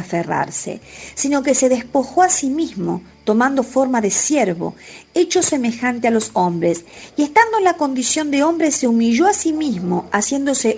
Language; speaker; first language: Spanish; native; Spanish